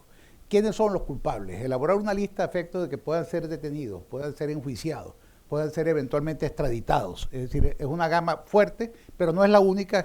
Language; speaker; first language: Spanish; native; Spanish